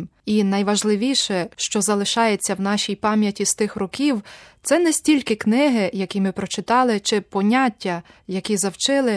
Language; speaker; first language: Ukrainian; native; Ukrainian